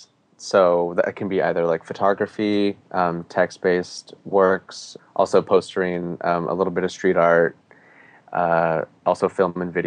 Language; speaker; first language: English; native; English